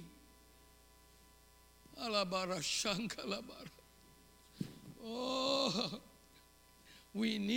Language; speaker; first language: English; non-native, local second language; Malayalam